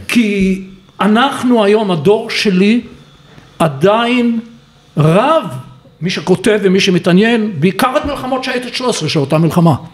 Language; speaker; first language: Hebrew; native; Hebrew